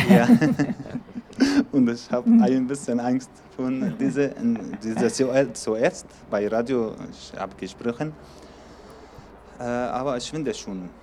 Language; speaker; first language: German; non-native, learner; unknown